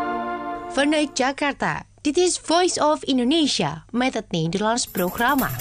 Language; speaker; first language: Dutch; non-native, fluent; Indonesian